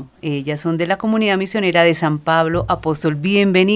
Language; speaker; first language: Spanish; native; Spanish